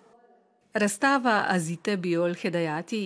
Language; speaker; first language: Slovenian; native; Slovenian